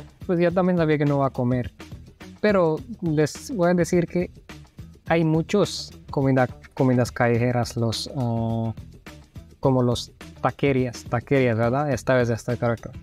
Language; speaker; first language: Spanish; non-native, fluent; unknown